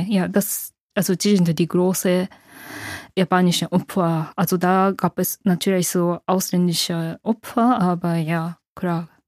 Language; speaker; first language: German; non-native, fluent; Japanese